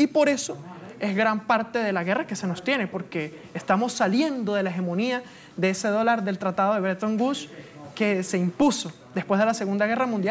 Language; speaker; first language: Spanish; native; Spanish